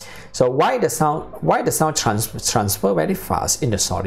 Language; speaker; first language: English; non-native, local second language; Chinese